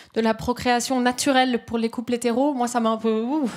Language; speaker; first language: French; native; French